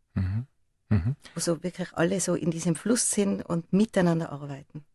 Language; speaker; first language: German; native; German